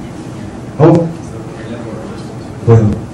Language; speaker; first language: Spanish; native; Spanish